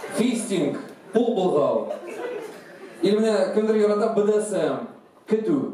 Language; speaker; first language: Tatar; non-native, local second language; Russian